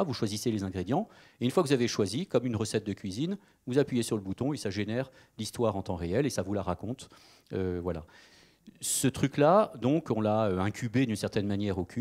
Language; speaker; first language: French; native; French